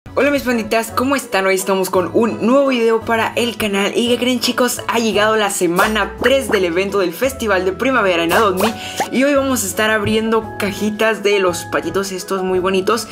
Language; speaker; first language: Spanish; native; Spanish